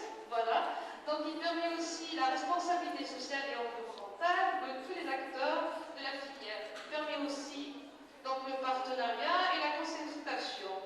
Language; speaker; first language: French; non-native, local second language; Arabic